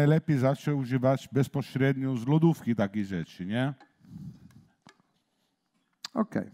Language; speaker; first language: Polish; non-native, learner; Italian